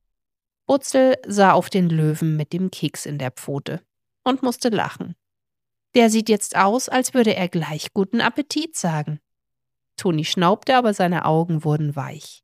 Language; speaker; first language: German; native; German